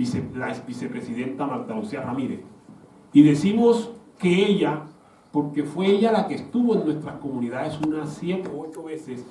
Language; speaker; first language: Spanish; native; Spanish